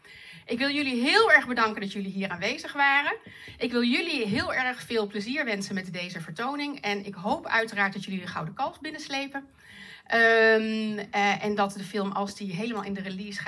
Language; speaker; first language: Dutch; native; Dutch